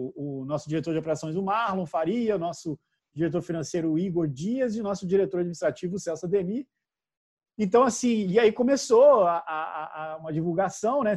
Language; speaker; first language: Portuguese; native; Portuguese